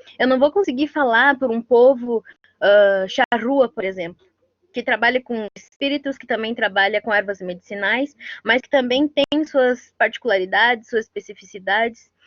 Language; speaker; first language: Portuguese; non-native, local second language; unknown